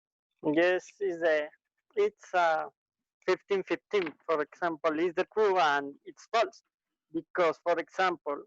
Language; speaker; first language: English; non-native, learner; Spanish